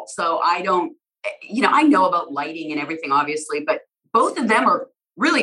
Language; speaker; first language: English; native; English